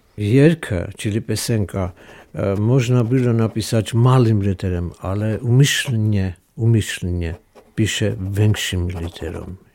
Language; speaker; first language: Polish; non-native, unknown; Armenian